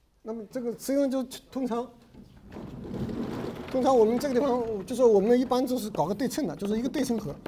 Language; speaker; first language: Chinese; native; Chinese